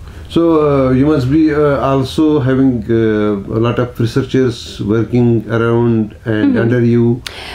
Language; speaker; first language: English; non-native, local second language; Kashmiri